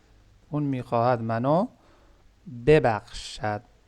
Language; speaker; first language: Persian; non-native, fluent; Urdu